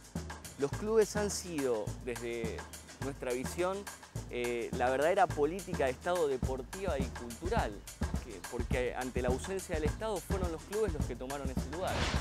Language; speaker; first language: Spanish; native; Spanish